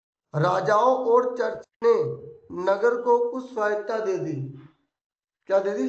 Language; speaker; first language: Hindi; native; Hindi